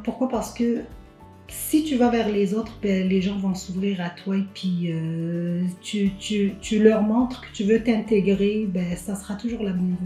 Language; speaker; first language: French; non-native, local second language; Arabic